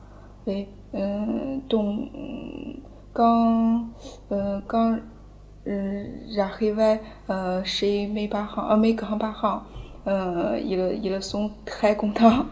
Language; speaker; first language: French; non-native, learner; Chinese